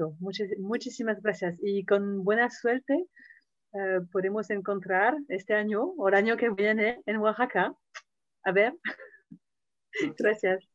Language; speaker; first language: Spanish; non-native, fluent; English